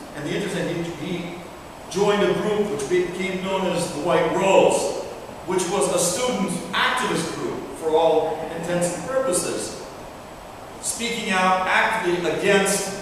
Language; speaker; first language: English; early bilingual, other home language; Russian